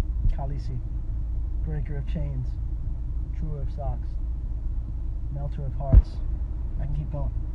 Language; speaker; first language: English; early bilingual, other home language; Spanish